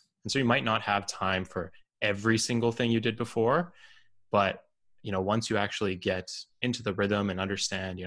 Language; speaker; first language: English; native; English